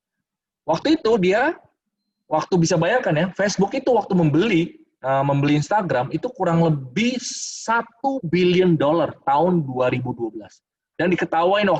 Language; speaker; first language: Indonesian; native; Indonesian